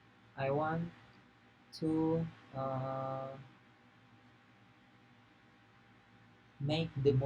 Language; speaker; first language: English; non-native, learner; Indonesian